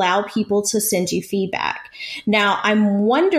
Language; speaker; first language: English; native; English